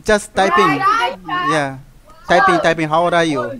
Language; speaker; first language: English; non-native, local second language; Malay